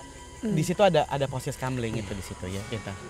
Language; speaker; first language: Indonesian; native; Indonesian